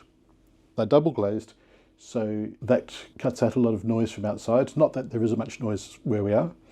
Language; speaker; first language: English; native; English